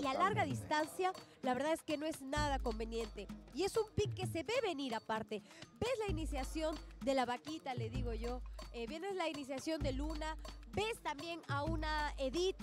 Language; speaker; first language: Spanish; native; Spanish